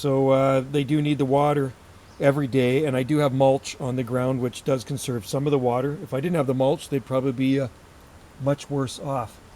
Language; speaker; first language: English; native; English